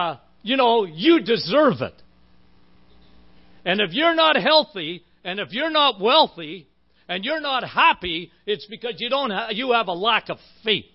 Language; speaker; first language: English; native; English